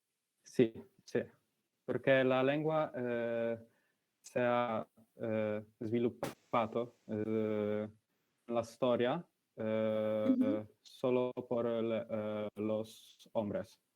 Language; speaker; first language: Spanish; non-native, learner; Polish